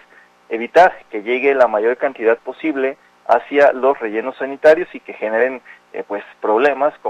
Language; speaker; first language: Spanish; native; Spanish